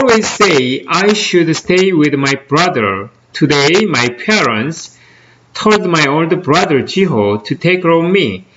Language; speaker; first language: English; non-native, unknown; Korean